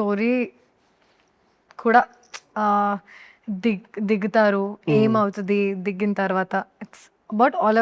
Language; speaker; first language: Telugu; non-native, local second language; Hindi